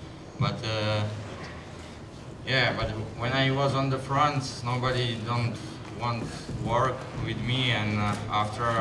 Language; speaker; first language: English; non-native, learner; Slovak